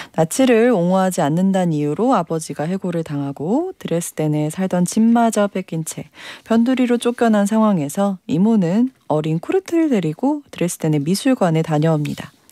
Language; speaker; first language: Korean; native; Korean